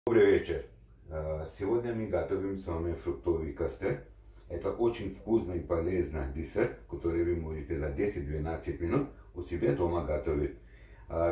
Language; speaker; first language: Russian; non-native, learner; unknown